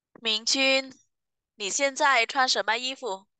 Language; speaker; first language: Chinese; non-native, fluent; Vietnamese